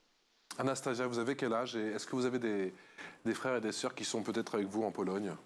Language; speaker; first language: French; native; French